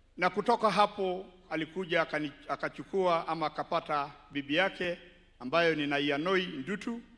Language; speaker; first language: Swahili; non-native, local second language; Kalenjin